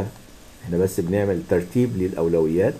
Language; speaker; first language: Arabic; native; Arabic